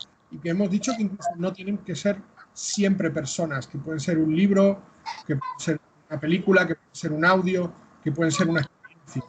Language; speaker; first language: Spanish; native; Spanish